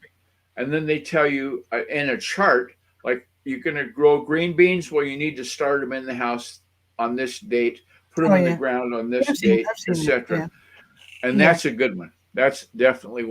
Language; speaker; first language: English; native; English